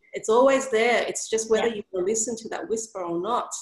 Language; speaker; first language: English; native; English